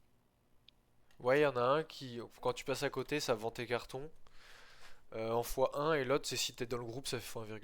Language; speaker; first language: French; native; French